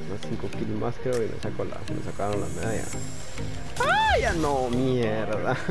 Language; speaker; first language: Spanish; native; Spanish